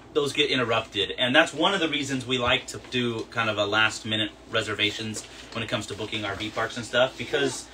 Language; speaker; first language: English; native; English